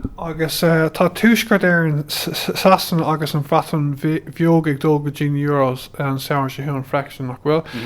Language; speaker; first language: Irish; non-native, local second language; English